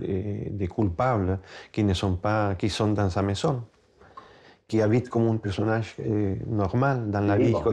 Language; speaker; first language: French; non-native, fluent; Spanish